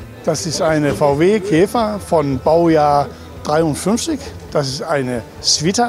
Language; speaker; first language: German; non-native, learner; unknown